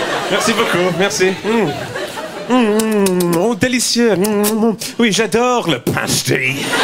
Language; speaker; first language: French; non-native, learner; English